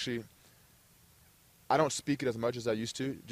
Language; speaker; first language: English; early bilingual, other home language; German